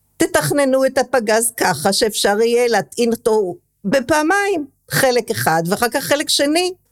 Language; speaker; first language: Hebrew; early bilingual, other home language; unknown